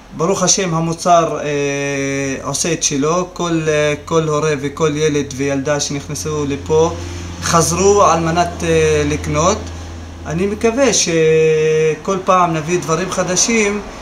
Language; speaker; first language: Hebrew; non-native, local second language; Arabic